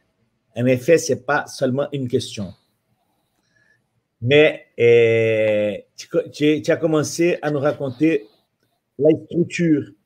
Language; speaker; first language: French; non-native, fluent; Portuguese